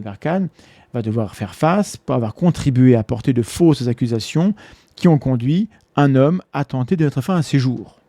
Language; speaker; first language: French; native; French